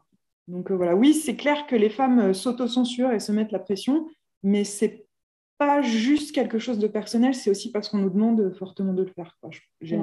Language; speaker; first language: French; native; French